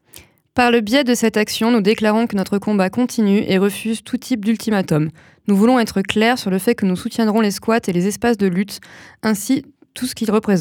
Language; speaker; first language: French; native; French